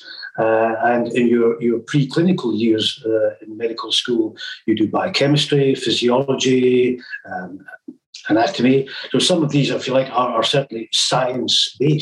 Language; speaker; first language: English; native; English